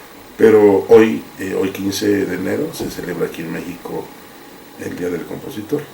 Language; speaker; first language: Spanish; native; Spanish